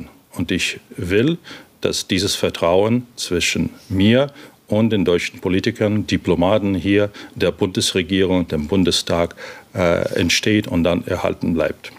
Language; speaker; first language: German; non-native, fluent; Ukrainian